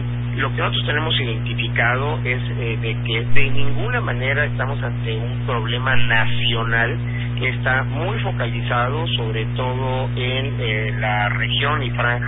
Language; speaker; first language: Spanish; native; Spanish